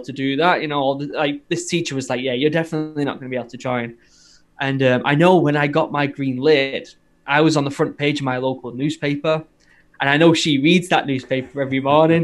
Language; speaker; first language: English; native; English